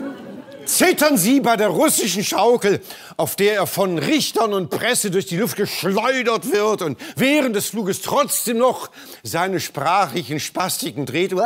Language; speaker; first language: German; native; German